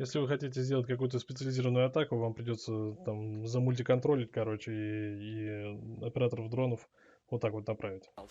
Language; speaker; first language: Russian; native; Russian